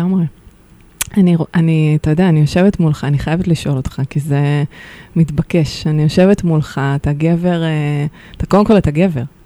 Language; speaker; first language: Hebrew; native; Hebrew